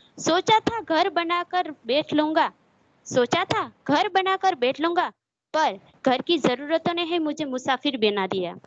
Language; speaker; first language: Hindi; non-native, local second language; Gujarati